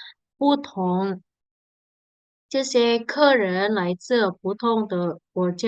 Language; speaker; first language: Chinese; non-native, fluent; Indonesian